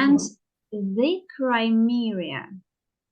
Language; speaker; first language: English; non-native, fluent; Russian